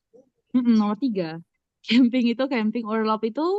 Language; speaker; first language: Indonesian; native; Indonesian